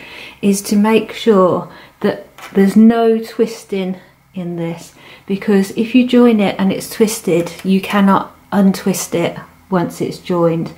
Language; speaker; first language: English; native; English